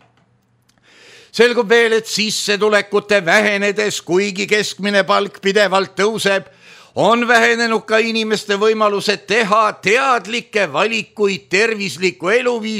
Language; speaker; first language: Estonian; native; Estonian